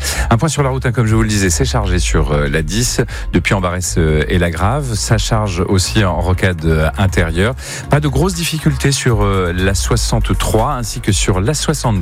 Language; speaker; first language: French; native; French